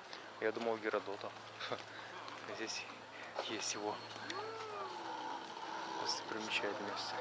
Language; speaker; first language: Russian; native; Russian